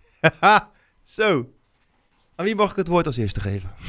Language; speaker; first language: Dutch; native; Dutch